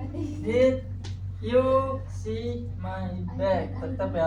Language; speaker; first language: English; non-native, learner; Indonesian